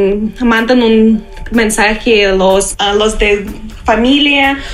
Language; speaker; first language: Spanish; non-native, learner; Russian